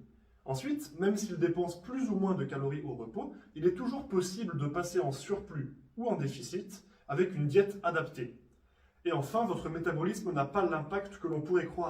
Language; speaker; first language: French; native; French